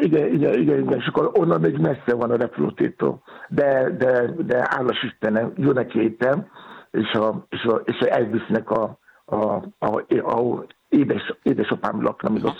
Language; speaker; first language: Hungarian; non-native, learner; Yoruba